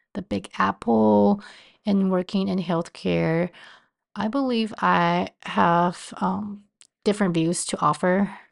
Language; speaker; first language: English; non-native, fluent; Chinese